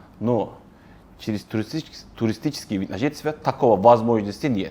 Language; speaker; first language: Russian; non-native, learner; Turkish